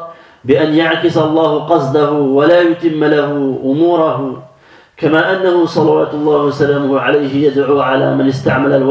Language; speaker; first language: Arabic; non-native, fluent; French